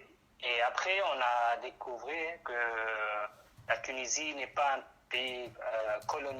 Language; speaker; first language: French; non-native, local second language; Arabic